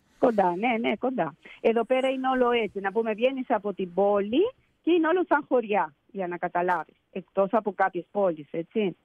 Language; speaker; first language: Greek; early bilingual, heritage; Greek